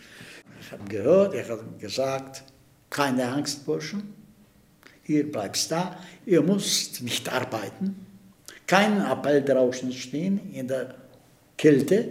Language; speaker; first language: German; early bilingual, heritage; Czech